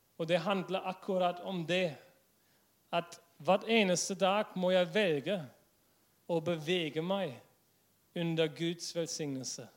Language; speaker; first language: Norwegian; non-native, fluent; English